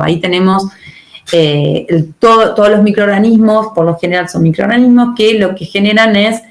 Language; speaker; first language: Spanish; native; Spanish